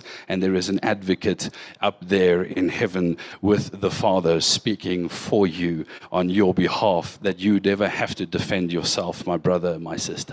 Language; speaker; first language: English; native; English